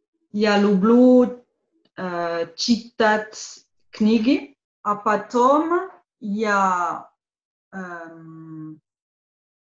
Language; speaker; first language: Russian; non-native, learner; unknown